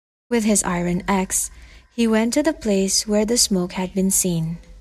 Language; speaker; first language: English; non-native, fluent; Indonesian